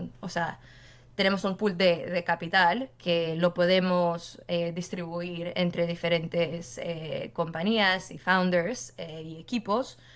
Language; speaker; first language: Spanish; non-native, fluent; Portuguese